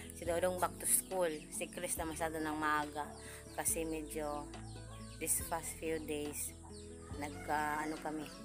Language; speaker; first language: Filipino; non-native, local second language; Cebuano